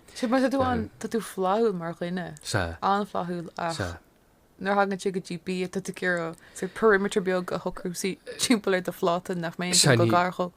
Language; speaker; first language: Irish; non-native, local second language; English